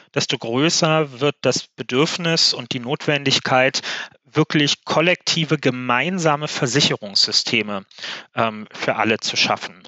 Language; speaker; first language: German; native; German